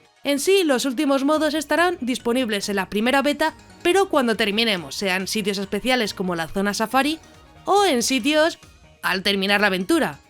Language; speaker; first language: Spanish; native; Spanish